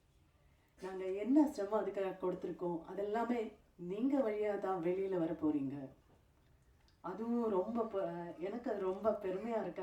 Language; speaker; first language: Tamil; non-native, fluent; Malayalam